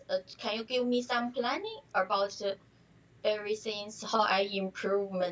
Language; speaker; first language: English; non-native, learner; Chinese